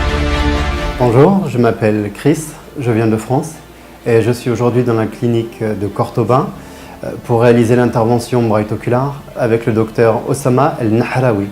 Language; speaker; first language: French; native; French